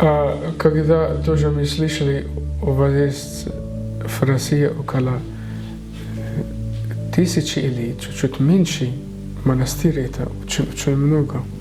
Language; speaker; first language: Russian; non-native, learner; Arabic